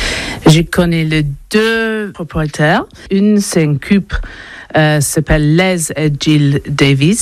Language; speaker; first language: French; non-native, learner; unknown